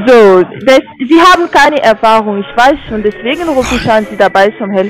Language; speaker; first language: German; non-native, learner; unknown